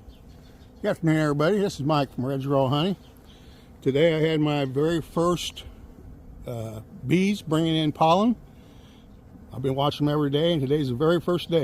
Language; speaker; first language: English; native; English